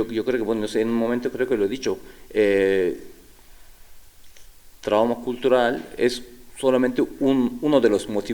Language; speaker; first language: Spanish; non-native, fluent; Turkish